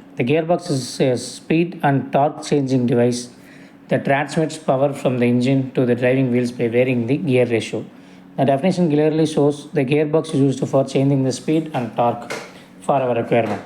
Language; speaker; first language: English; non-native, local second language; Tamil